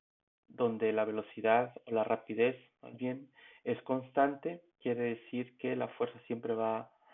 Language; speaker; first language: Spanish; native; Spanish